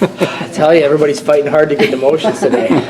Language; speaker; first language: English; native; English